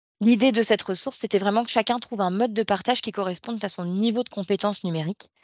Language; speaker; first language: French; native; French